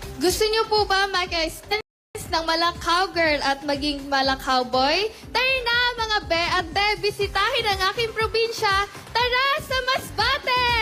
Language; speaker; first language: Filipino; non-native, local second language; Masbatenyo